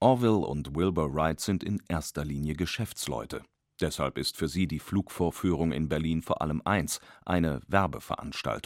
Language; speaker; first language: German; native; German